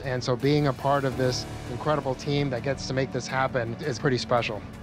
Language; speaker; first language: English; early bilingual, other home language; Spanish